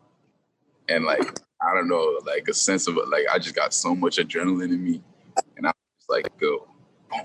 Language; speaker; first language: English; native; English